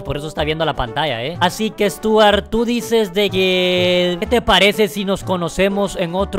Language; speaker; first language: Spanish; native; Spanish